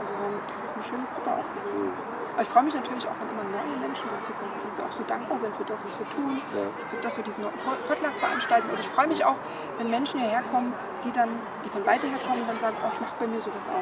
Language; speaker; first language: German; native; German